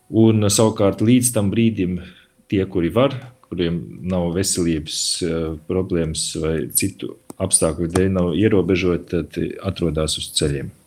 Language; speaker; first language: Latvian; native; Latvian